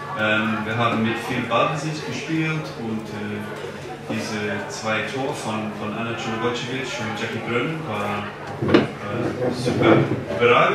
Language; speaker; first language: German; non-native, learner; English